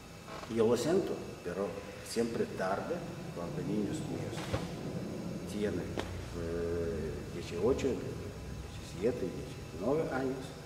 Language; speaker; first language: Spanish; non-native, learner; Russian